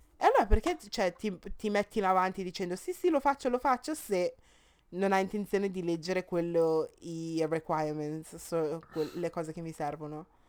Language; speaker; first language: Italian; early bilingual, other home language; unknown